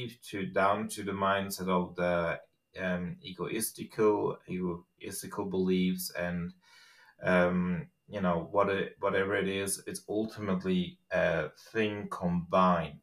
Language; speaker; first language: English; non-native, fluent; Swiss German